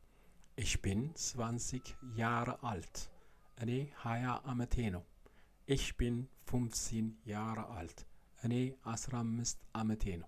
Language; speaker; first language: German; non-native, fluent; Amharic